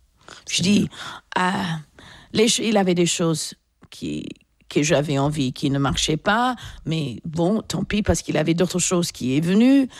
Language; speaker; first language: French; non-native, fluent; English